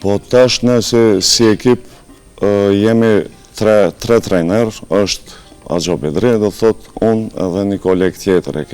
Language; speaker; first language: Albanian; native; Albanian